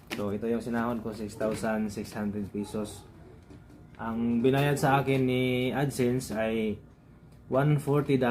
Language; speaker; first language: Filipino; non-native, local second language; Cebuano